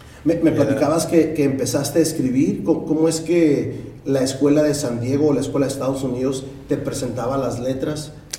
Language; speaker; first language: Spanish; native; Spanish